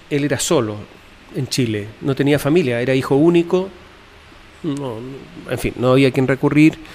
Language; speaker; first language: Spanish; native; Spanish